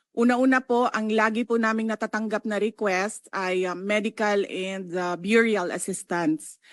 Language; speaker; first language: Filipino; non-native, local second language; Cebuano